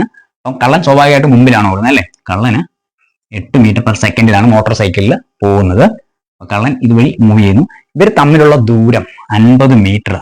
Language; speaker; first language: Malayalam; native; Malayalam